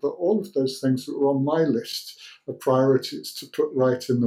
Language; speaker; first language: English; native; English